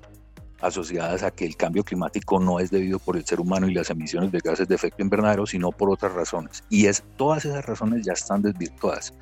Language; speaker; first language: Spanish; native; Spanish